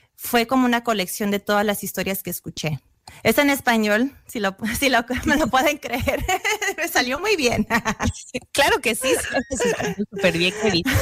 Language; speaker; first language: Spanish; early bilingual, heritage; Spanish